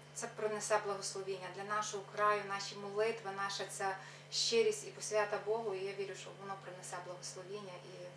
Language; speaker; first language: Ukrainian; native; Ukrainian